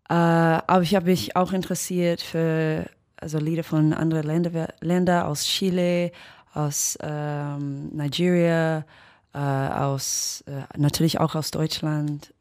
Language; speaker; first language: German; non-native, fluent; English